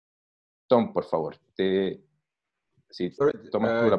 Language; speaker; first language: Spanish; native; Spanish